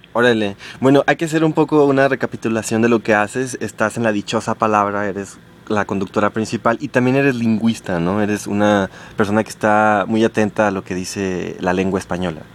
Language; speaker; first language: Spanish; native; Spanish